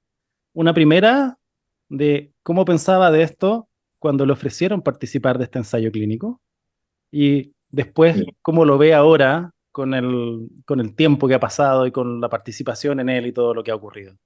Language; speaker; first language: Spanish; native; Spanish